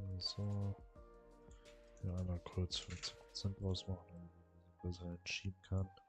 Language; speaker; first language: German; native; German